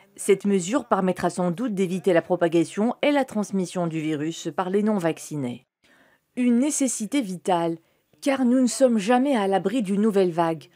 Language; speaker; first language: French; non-native, local second language; Arabic